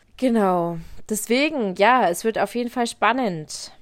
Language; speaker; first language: German; native; German